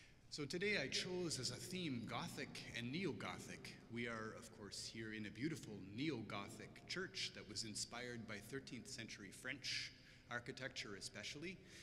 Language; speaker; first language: English; native; English